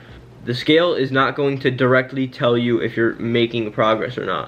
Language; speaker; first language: English; native; English